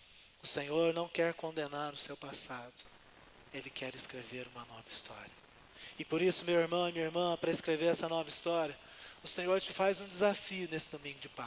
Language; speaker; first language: Portuguese; native; Portuguese